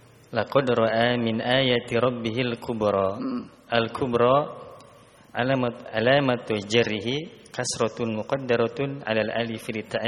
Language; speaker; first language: Arabic; non-native, learner; Indonesian